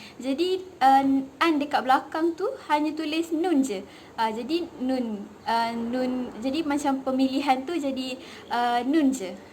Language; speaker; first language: Malay; native; Malay